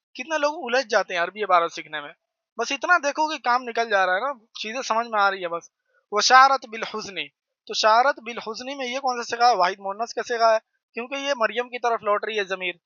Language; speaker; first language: Urdu; native; Urdu